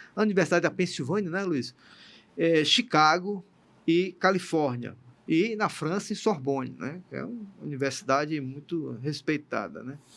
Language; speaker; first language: Portuguese; native; Portuguese